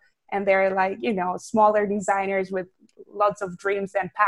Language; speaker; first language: English; non-native, fluent; Spanish